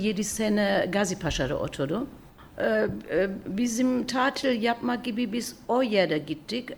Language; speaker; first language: Turkish; early bilingual, heritage; German